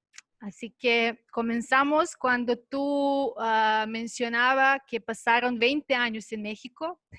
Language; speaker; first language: Spanish; non-native, fluent; Serbian